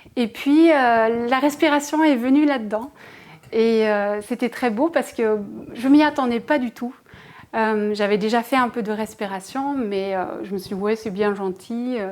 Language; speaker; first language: French; non-native, fluent; German